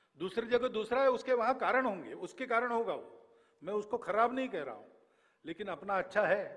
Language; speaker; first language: Hindi; non-native, local second language; Marathi